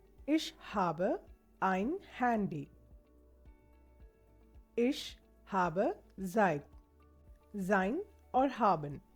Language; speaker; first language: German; non-native, fluent; Hindi